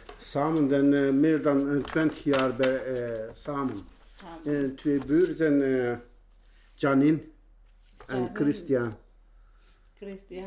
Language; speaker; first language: Dutch; non-native, learner; Turkish